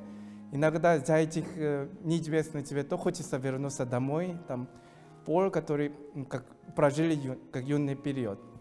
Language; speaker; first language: Russian; non-native, fluent; Korean